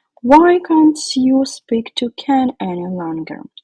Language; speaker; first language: English; non-native, fluent; Ukrainian